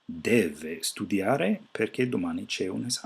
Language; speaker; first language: Italian; non-native, fluent; English